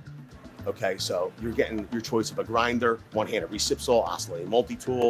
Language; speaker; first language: English; native; English